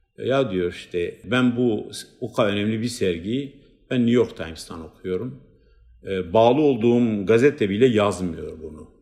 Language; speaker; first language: Turkish; non-native, local second language; Kurdish